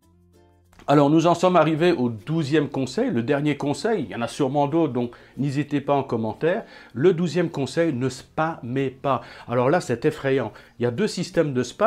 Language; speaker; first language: French; native; French